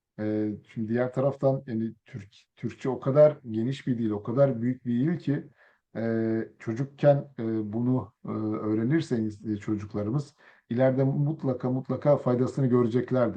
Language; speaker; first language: Turkish; early bilingual, other home language; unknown